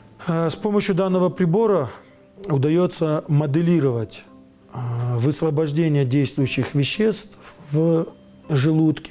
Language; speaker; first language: Russian; native; Russian